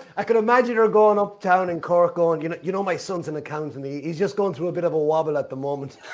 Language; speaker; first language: English; native; English